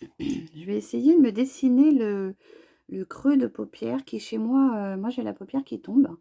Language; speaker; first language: French; native; French